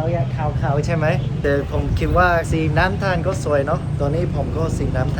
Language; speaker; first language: Thai; non-native, learner; English